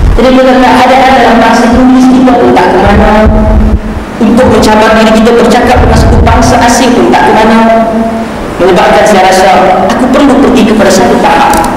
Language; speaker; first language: Malay; native; Malay